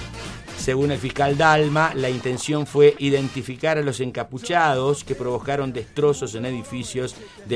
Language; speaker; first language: Spanish; native; Spanish